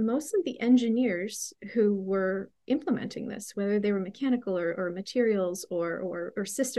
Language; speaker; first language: English; native; English